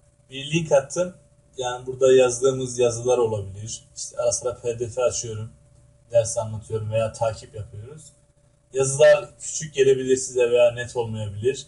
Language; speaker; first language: Turkish; native; Turkish